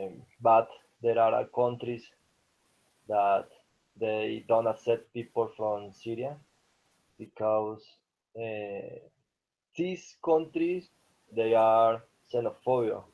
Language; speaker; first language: English; non-native, learner; Spanish